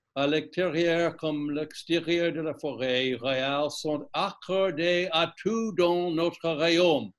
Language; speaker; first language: French; non-native, learner; English